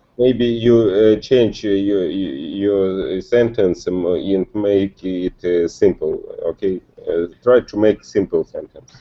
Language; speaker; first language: English; non-native, learner; Russian